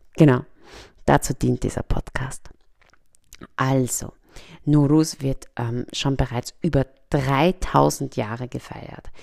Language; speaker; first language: German; early bilingual, other home language; Persian